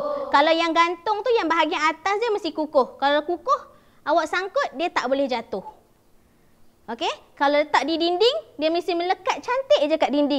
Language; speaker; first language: Malay; native; Malay